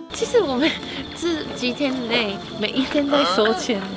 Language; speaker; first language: Chinese; non-native, fluent; Japanese